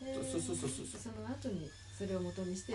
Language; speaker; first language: Japanese; native; Japanese